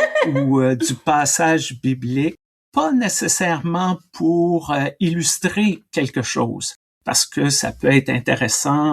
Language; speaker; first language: French; native; French